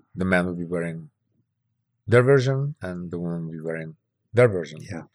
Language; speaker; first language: English; early bilingual, other home language; Russian